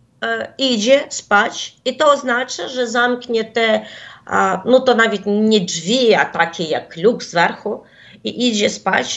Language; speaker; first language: Polish; non-native, fluent; Ukrainian